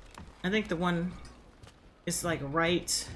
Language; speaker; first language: English; native; English